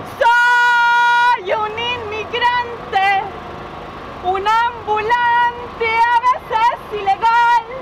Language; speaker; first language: Spanish; native; Spanish